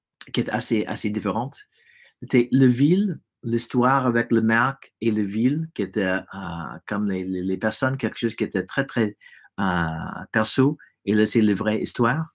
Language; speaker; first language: French; non-native, fluent; English